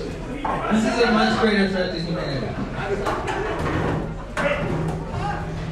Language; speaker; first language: English; native; English